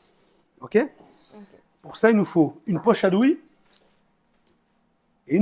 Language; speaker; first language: French; native; French